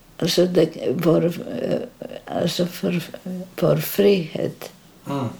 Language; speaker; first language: Swedish; non-native, fluent; Polish